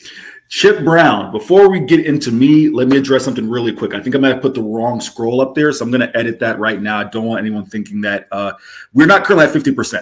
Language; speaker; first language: English; native; English